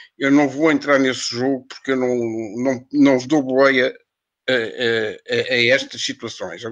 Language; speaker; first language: Portuguese; native; Portuguese